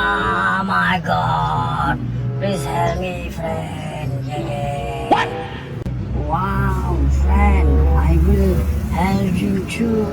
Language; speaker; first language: English; non-native, learner; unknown